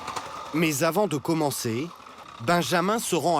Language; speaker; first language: French; native; French